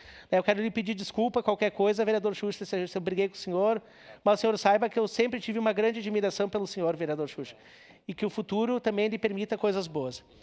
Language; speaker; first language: Portuguese; native; Portuguese